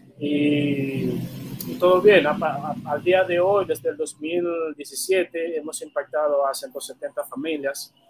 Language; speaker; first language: Spanish; non-native, fluent; Haitian Creole